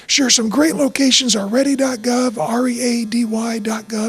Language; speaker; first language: English; native; English